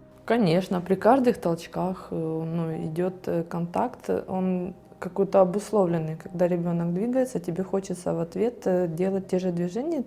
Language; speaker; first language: Russian; non-native, fluent; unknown